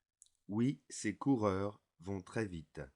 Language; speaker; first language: French; non-native, fluent; English